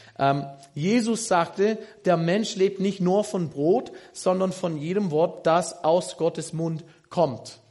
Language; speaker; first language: German; non-native, fluent; English